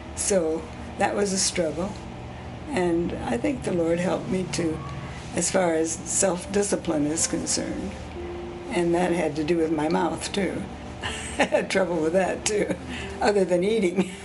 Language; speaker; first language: English; early bilingual, other home language; Swiss German